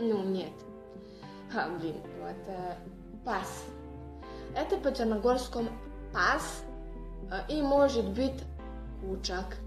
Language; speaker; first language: Russian; non-native, learner; Serbian